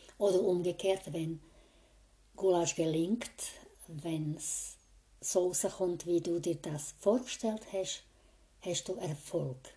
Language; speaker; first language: German; non-native, fluent; Croatian